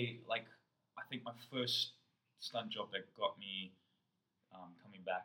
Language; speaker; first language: English; native; English